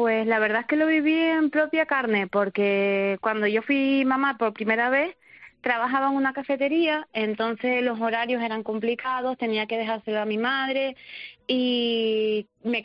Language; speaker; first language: Spanish; native; Spanish